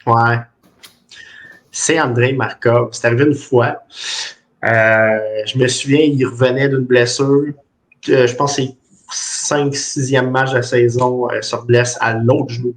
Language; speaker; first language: French; native; French